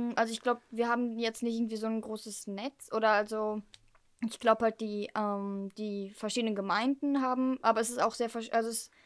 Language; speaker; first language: German; early bilingual, heritage; German